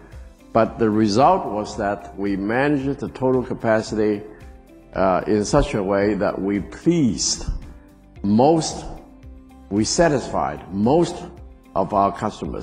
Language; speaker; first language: English; non-native, fluent; Chinese